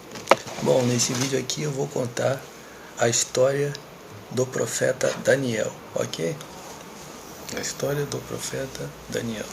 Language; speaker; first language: Portuguese; native; Portuguese